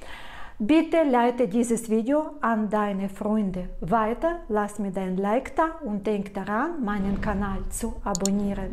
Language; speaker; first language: German; non-native, fluent; Russian